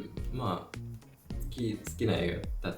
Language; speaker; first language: Japanese; non-native, learner; English